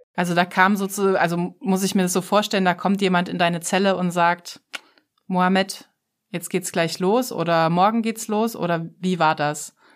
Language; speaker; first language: German; native; German